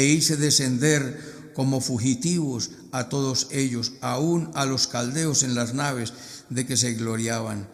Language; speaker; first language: Spanish; native; Spanish